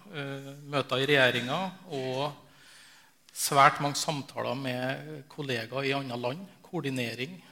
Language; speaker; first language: Norwegian; native; Norwegian